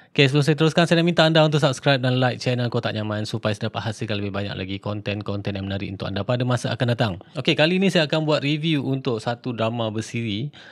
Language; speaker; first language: Malay; native; Malay